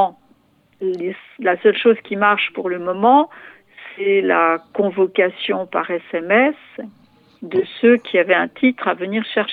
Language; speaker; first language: French; native; French